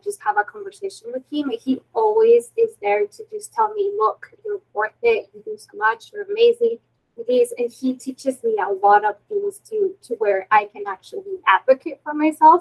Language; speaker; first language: English; non-native, fluent; Spanish